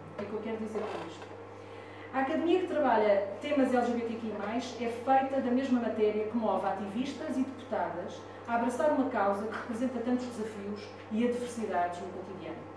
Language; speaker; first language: Portuguese; non-native, fluent; Italian